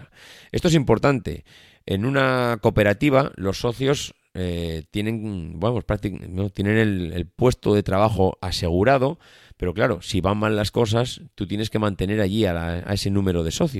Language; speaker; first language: Spanish; native; Spanish